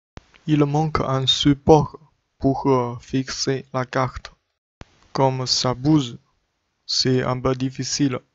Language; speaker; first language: French; non-native, learner; Chinese